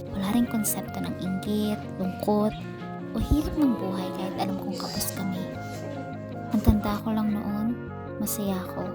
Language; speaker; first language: Filipino; native; Filipino